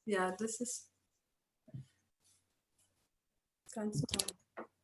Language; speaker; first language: German; non-native, fluent; English